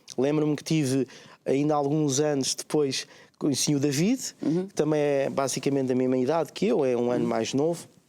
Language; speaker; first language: Portuguese; native; Portuguese